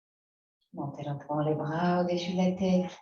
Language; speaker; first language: French; native; French